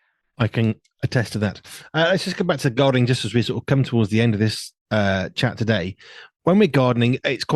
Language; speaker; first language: English; native; English